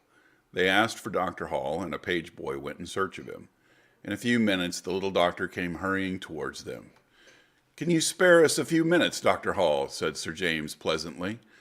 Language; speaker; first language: English; native; English